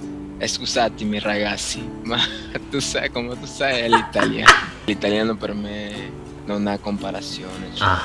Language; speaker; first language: Italian; non-native, fluent; Spanish